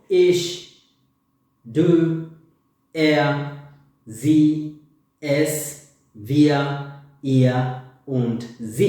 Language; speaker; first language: German; non-native, fluent; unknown